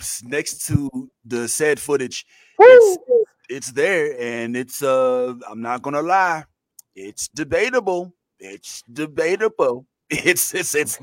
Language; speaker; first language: English; native; English